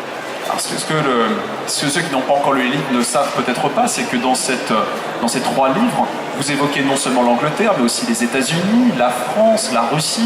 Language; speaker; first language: French; native; French